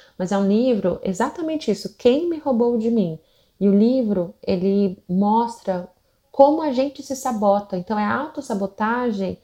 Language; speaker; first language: Portuguese; native; Portuguese